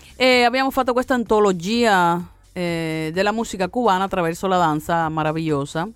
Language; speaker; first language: Italian; non-native, fluent; Spanish